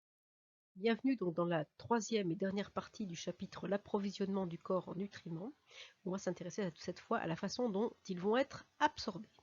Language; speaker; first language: French; native; French